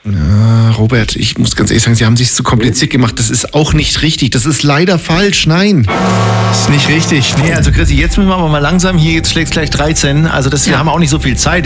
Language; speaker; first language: German; native; German